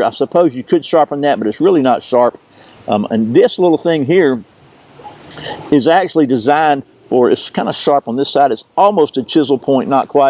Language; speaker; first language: English; native; English